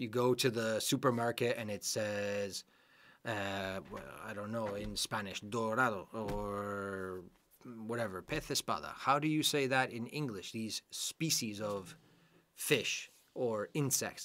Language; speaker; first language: English; native; English